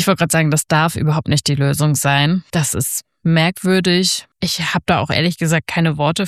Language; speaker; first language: German; native; German